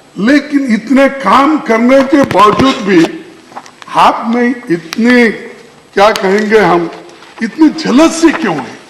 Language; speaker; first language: Hindi; non-native, local second language; Kannada